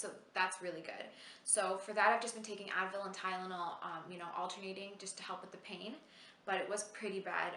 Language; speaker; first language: English; native; English